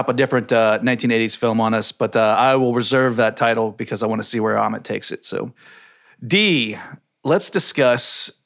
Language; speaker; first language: English; native; English